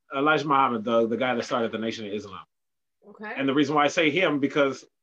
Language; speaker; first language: English; native; English